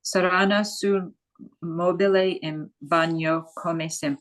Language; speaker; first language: Italian; non-native, learner; English